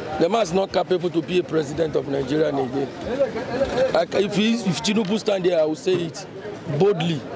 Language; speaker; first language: Nigerian Pidgin; non-native, local second language; Yoruba